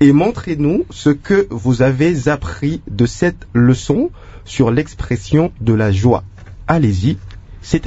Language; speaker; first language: French; non-native, local second language; Lingala